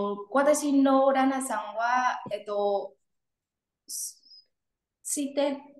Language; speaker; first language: Japanese; non-native, learner; Vietnamese